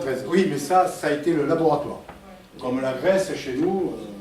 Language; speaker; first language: French; native; French